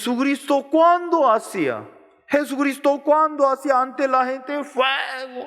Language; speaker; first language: Spanish; non-native, learner; Korean